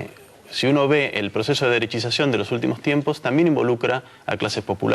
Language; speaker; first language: Spanish; native; Spanish